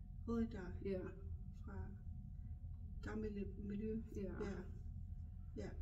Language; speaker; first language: Danish; non-native, local second language; Kalaallisut